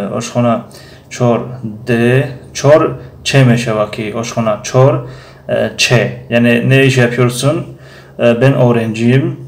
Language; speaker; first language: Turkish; non-native, fluent; Tajik